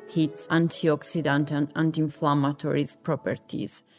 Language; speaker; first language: English; non-native, fluent; Italian